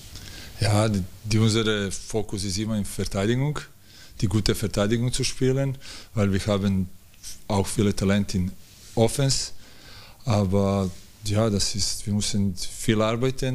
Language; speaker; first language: German; non-native, learner; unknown